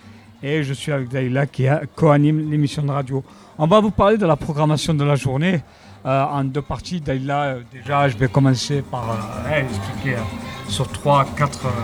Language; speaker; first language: French; native; French